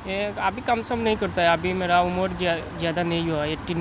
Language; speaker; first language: Hindi; non-native, learner; Bangla